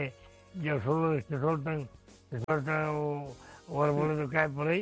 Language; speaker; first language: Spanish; non-native, local second language; Galician